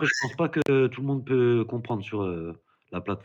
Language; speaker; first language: French; native; French